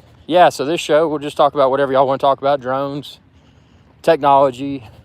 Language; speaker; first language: English; native; English